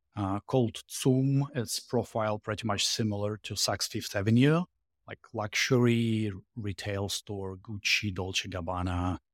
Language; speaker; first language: English; non-native, fluent; Russian